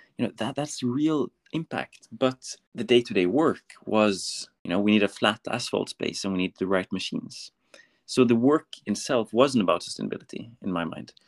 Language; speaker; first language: English; non-native, fluent; Norwegian